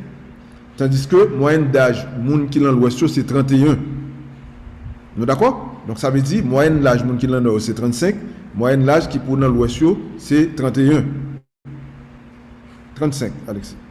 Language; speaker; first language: French; non-native, local second language; Haitian Creole